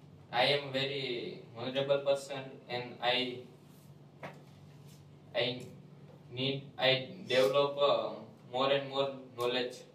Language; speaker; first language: English; non-native, learner; Gujarati